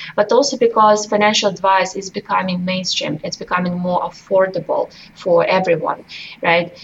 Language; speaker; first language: English; non-native, fluent; Russian